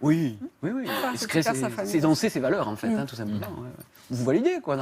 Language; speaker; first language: French; native; French